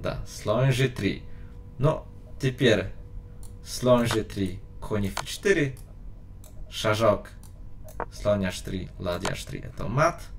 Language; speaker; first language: Russian; non-native, learner; Polish